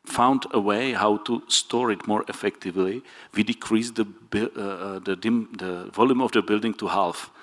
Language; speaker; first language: English; non-native, fluent; Czech